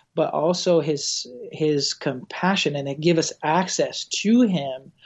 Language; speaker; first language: English; non-native, fluent; Portuguese